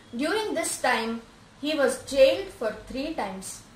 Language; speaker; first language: English; non-native, local second language; Konkani